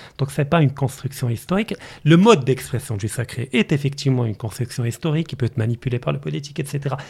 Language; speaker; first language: French; non-native, local second language; Arabic